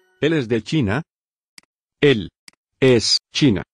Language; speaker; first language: Spanish; non-native, learner; Vietnamese